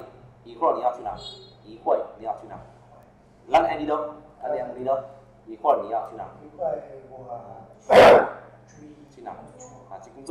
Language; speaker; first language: Chinese; non-native, fluent; Vietnamese